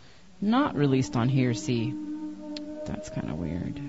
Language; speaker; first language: English; native; English